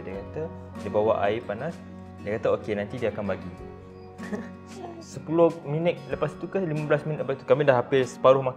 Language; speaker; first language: Malay; native; Malay